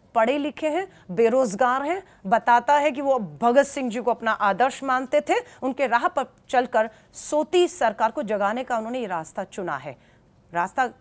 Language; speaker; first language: Hindi; native; Hindi